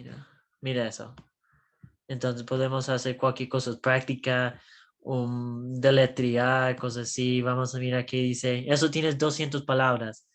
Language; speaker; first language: Spanish; non-native, learner; English